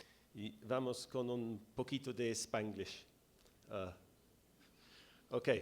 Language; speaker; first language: Spanish; non-native, fluent; English